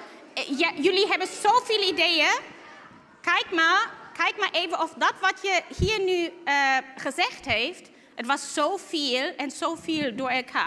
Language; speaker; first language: Dutch; non-native, fluent; German